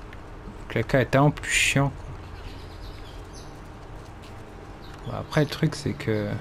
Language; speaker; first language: French; native; French